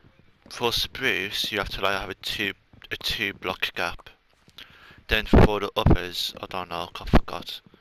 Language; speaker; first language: English; native; English